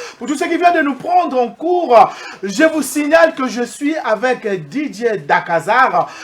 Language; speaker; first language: French; non-native, local second language; Lingala